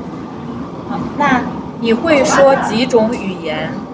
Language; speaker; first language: Chinese; non-native, fluent; Mongolian